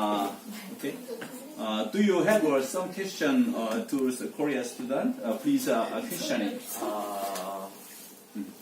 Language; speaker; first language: English; non-native, learner; Korean